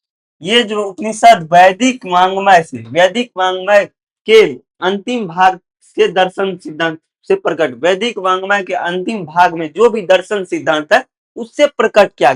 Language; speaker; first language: Hindi; native; Hindi